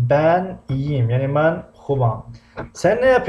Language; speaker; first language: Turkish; non-native, fluent; Tajik